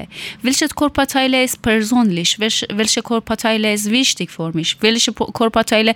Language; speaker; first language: German; non-native, learner; Persian